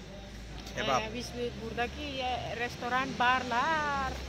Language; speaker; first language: Turkish; non-native, learner; Indonesian